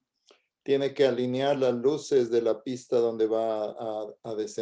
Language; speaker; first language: Spanish; native; Spanish